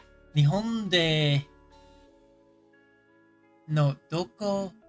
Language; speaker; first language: Japanese; non-native, learner; English